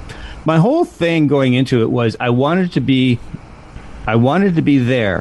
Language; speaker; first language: English; native; English